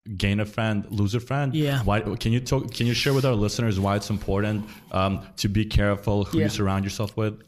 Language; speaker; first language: English; early bilingual, other home language; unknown